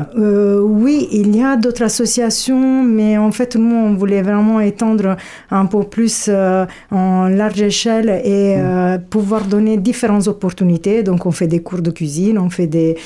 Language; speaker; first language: French; non-native, fluent; Italian